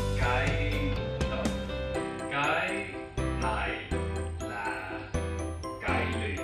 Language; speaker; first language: Vietnamese; non-native, learner; English